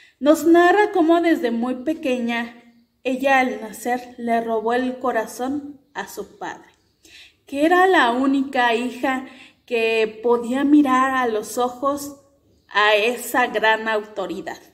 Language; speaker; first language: Spanish; native; Spanish